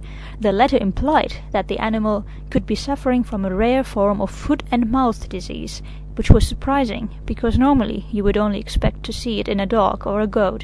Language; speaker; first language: English; non-native, fluent; Catalan